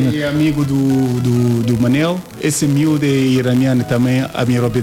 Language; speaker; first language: Portuguese; non-native, learner; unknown